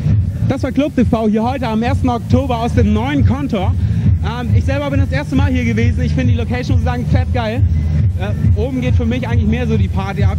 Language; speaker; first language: German; native; German